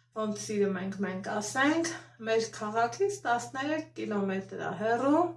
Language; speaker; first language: Armenian; native; Armenian